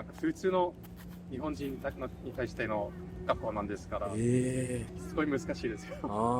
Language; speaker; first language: Japanese; non-native, learner; English